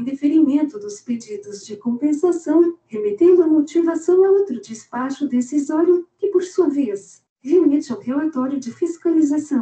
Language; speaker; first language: Portuguese; native; Portuguese